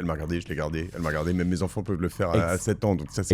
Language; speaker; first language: French; native; French